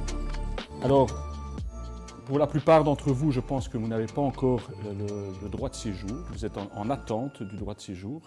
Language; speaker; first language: French; native; French